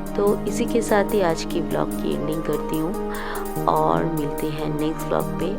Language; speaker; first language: Hindi; non-native, local second language; Bangla